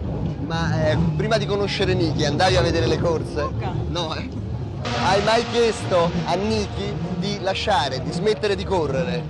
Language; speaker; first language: Italian; native; Italian